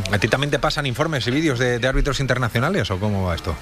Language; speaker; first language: Spanish; native; Spanish